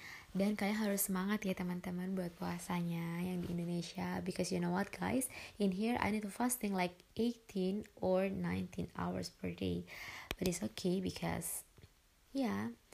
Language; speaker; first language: English; non-native, learner; Indonesian